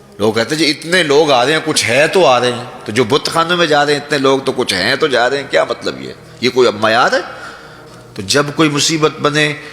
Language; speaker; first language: Urdu; non-native, local second language; Punjabi